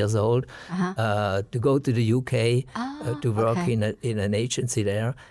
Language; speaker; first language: English; non-native, fluent; German